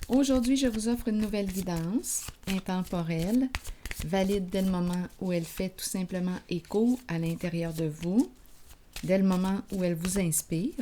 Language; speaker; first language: French; native; French